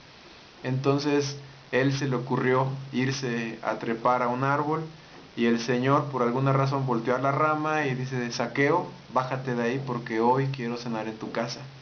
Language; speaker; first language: Spanish; native; Spanish